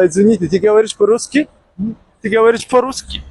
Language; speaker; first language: Russian; non-native, learner; Mongolian